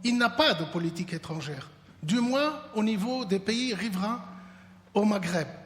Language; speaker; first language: French; non-native, local second language; Arabic